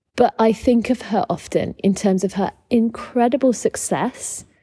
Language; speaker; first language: English; native; English